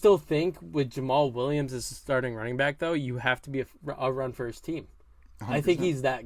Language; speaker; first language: English; native; English